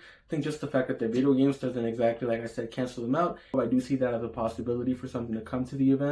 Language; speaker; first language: English; native; English